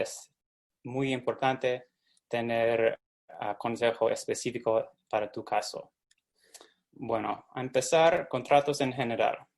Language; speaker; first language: Spanish; non-native, fluent; English